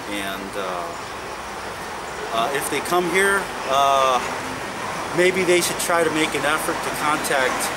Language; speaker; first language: English; native; English